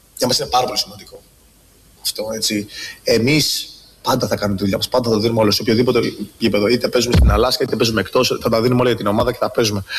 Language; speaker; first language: Greek; early bilingual, other home language; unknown